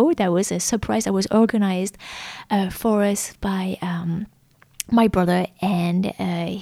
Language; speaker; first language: English; non-native, fluent; French